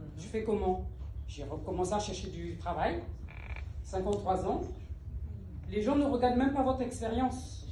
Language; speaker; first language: French; early bilingual, other home language; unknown